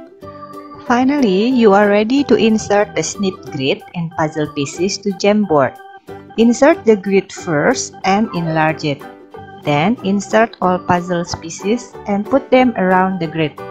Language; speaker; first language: English; non-native, fluent; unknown